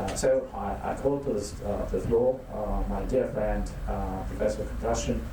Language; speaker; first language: English; non-native, fluent; Greek